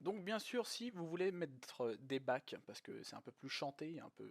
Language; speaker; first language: French; native; French